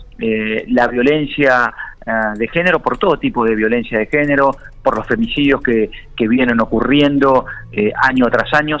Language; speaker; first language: Spanish; native; Spanish